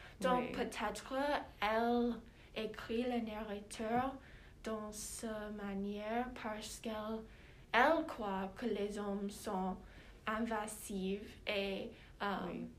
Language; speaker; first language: French; non-native, learner; English